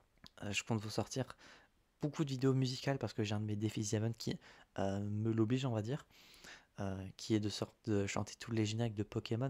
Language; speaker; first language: French; native; French